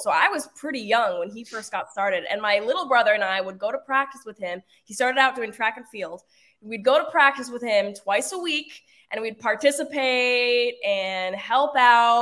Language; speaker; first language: English; native; English